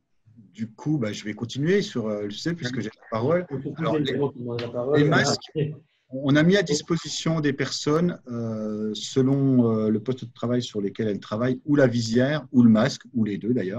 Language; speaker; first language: French; native; French